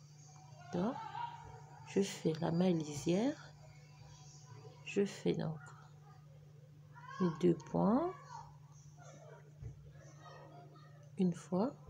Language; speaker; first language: French; native; French